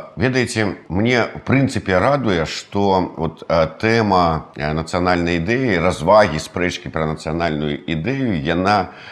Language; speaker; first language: Belarusian; native; Belarusian